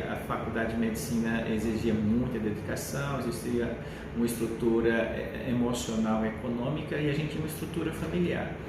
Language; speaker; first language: Portuguese; native; Portuguese